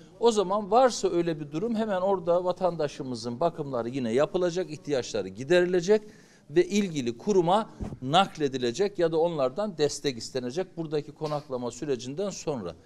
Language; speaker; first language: Turkish; native; Turkish